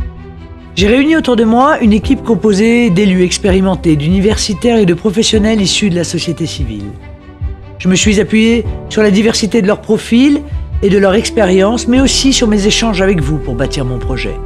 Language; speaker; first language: French; native; French